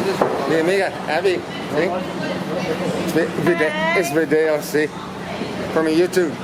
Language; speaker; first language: Spanish; non-native, learner; English